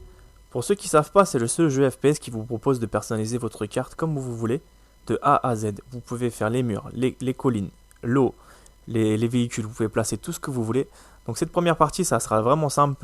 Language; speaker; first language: French; native; French